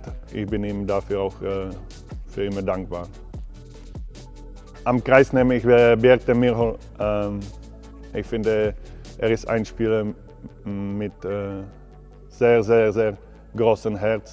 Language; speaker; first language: German; non-native, fluent; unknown